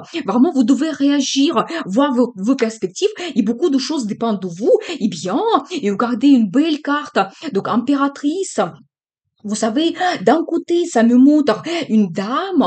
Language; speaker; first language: French; non-native, fluent; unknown